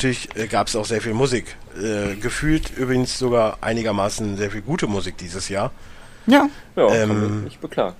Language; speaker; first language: German; native; German